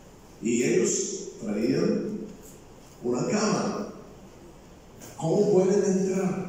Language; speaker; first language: Spanish; non-native, fluent; Bulgarian